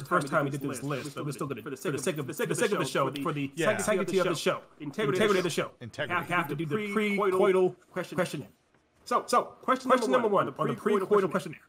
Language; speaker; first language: English; native; English